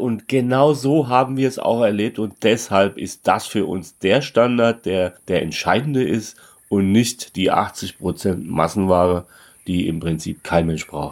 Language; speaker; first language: German; native; German